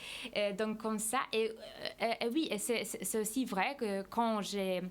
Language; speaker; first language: French; non-native, fluent; Polish